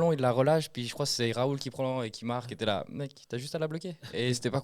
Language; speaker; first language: French; native; French